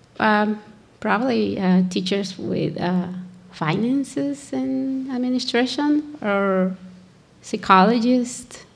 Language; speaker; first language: English; non-native, learner; Spanish